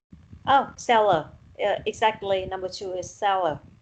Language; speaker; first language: English; non-native, learner; Vietnamese